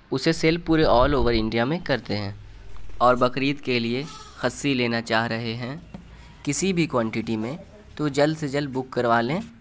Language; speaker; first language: Hindi; native; Hindi